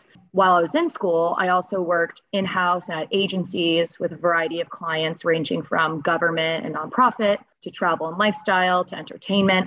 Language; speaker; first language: English; native; English